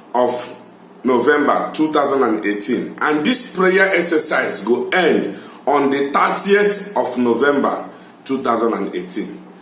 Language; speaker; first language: Nigerian Pidgin; non-native, local second language; Igbo